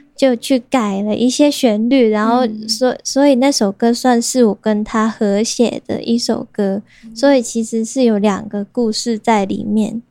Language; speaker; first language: Chinese; non-native, local second language; Cantonese